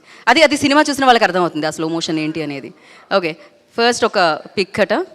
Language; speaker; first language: Telugu; native; Telugu